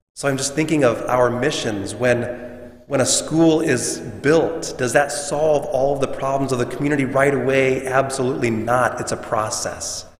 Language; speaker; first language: English; native; English